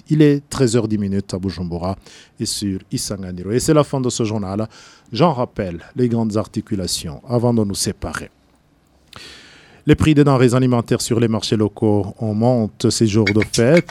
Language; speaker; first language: French; non-native, local second language; Rundi